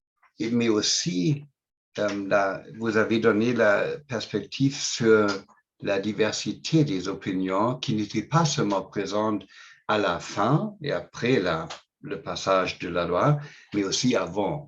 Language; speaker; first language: French; non-native, fluent; English